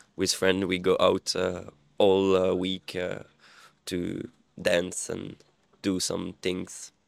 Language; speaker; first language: English; non-native, fluent; French